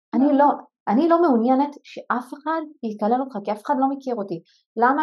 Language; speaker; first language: Hebrew; non-native, local second language; Arabic